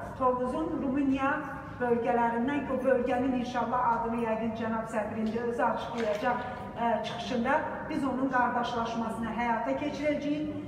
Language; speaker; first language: Azerbaijani; native; Azerbaijani